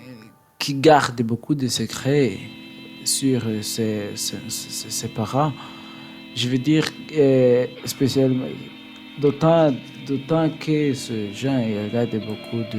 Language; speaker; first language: French; non-native, learner; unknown